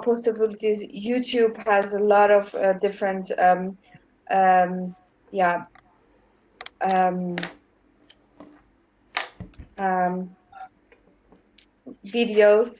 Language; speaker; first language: English; non-native, fluent; German